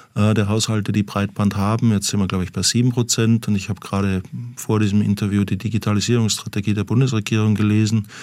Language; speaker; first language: German; native; German